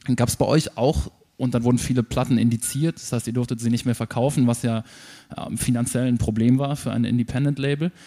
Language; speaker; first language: German; native; German